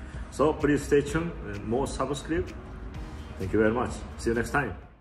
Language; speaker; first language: English; non-native, fluent; Japanese